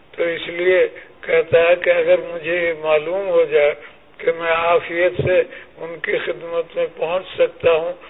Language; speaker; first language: Urdu; native; Urdu